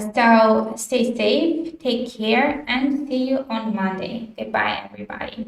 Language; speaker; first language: English; non-native, fluent; Ukrainian